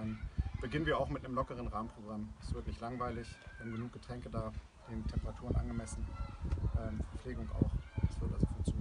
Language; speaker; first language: German; native; German